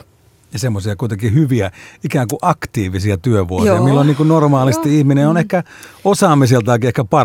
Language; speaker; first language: Finnish; native; Finnish